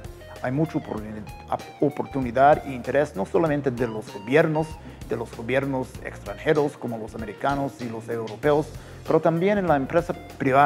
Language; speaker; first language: Spanish; non-native, fluent; English